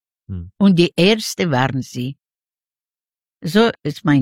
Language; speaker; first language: German; non-native, fluent; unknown